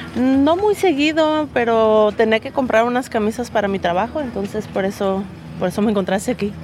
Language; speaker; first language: Spanish; native; Spanish